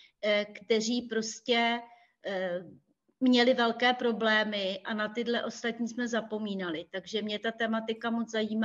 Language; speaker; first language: Czech; native; Czech